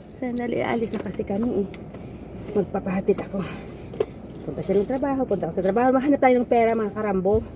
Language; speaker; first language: Filipino; non-native, local second language; Hiligaynon